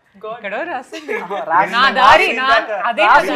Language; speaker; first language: Telugu; non-native, fluent; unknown